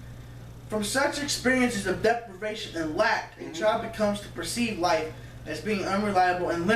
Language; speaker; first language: English; native; English